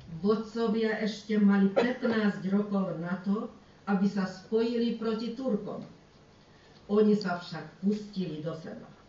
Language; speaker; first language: Slovak; early bilingual, heritage; Slovak